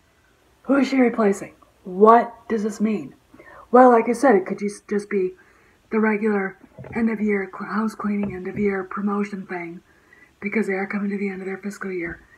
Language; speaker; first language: English; native; English